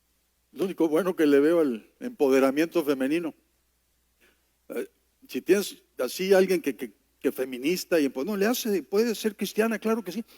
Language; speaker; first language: Spanish; native; Spanish